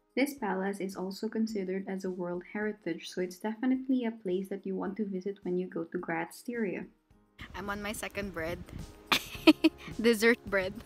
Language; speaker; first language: English; non-native, local second language; Filipino